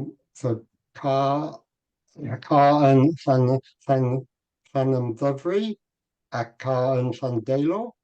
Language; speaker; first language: Welsh; non-native, learner; English